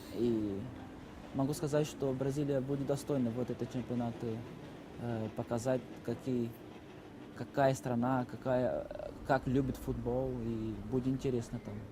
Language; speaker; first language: Russian; non-native, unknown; Portuguese